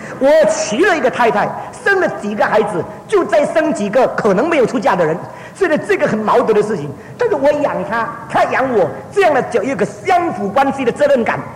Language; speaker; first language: Chinese; early bilingual, heritage; Chinese